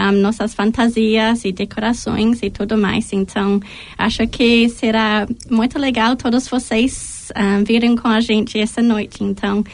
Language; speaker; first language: Portuguese; non-native, fluent; English